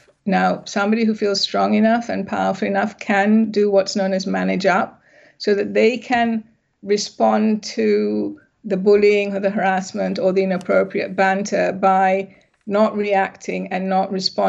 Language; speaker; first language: English; native; English